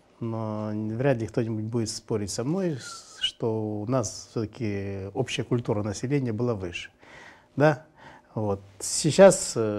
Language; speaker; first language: Russian; native; Russian